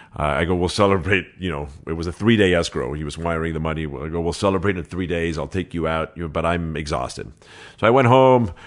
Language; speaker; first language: English; early bilingual, other home language; Spanish